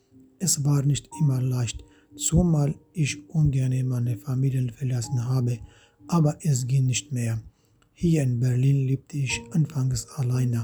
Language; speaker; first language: German; non-native, fluent; Arabic